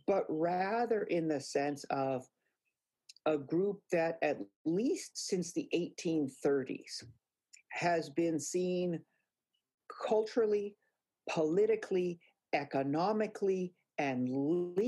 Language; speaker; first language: English; native; English